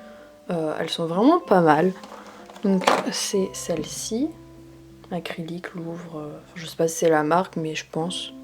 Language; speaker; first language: French; native; French